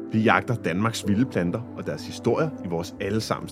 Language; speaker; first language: Danish; native; Danish